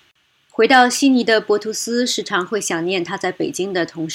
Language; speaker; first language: Chinese; native; Chinese